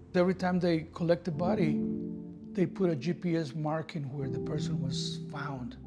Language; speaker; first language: English; non-native, fluent; Spanish